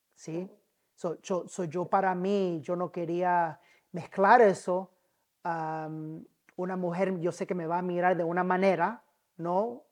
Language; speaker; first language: Spanish; early bilingual, heritage; Spanish